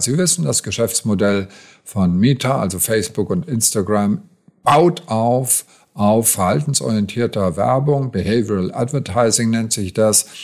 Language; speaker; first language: German; native; German